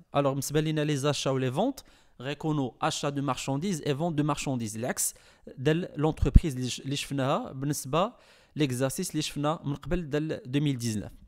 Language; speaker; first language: French; non-native, local second language; Arabic